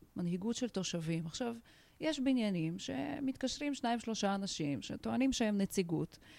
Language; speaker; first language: Hebrew; non-native, fluent; Russian